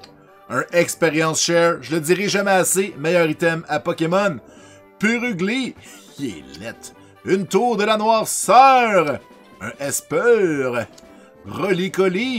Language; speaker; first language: French; native; French